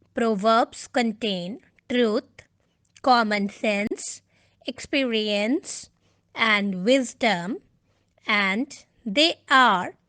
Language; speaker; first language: English; non-native, local second language; Punjabi